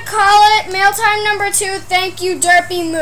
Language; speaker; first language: English; native; English